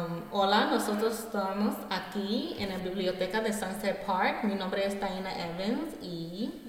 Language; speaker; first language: Spanish; non-native, learner; English